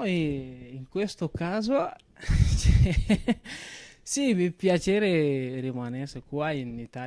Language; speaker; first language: Italian; non-native, learner; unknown